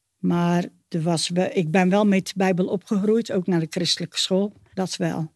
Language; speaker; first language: Dutch; native; Dutch